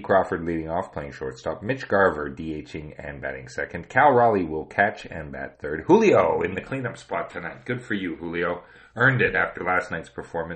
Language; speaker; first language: English; native; English